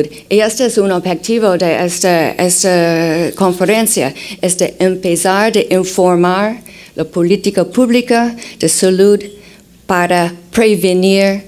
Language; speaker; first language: Spanish; non-native, fluent; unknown